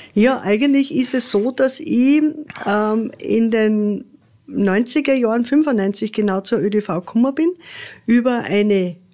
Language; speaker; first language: German; native; German